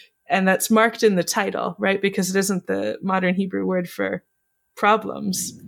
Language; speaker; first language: English; native; English